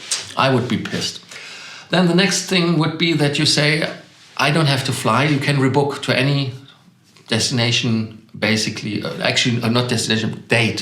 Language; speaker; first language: English; non-native, fluent; German